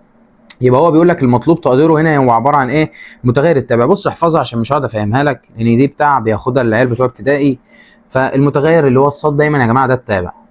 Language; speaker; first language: Arabic; native; Arabic